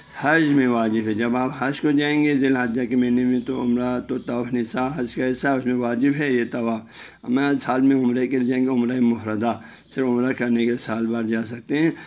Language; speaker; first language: Urdu; non-native, local second language; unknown